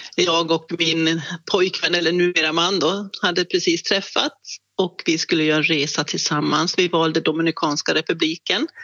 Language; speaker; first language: Swedish; native; Swedish